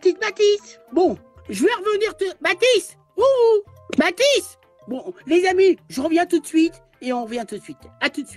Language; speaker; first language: French; native; French